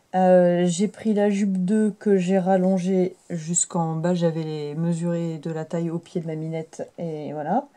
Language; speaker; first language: French; native; French